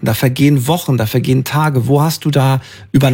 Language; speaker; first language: German; native; German